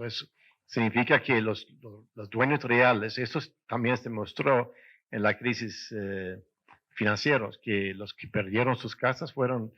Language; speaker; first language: Spanish; non-native, fluent; Swedish